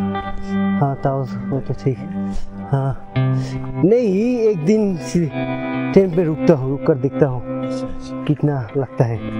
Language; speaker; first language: Hindi; non-native, learner; Bangla